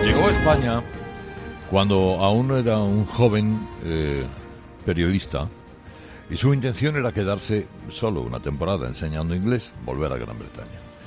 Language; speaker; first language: Spanish; native; Spanish